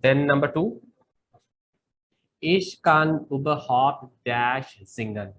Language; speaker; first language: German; non-native, fluent; Urdu